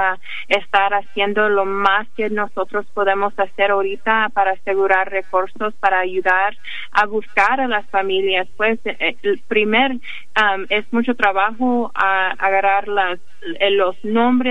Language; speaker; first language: Spanish; early bilingual, heritage; English